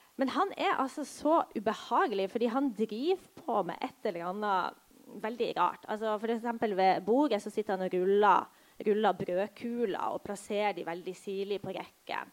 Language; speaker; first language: Norwegian; early bilingual, other home language; Polish